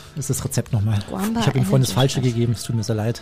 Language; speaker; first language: German; native; German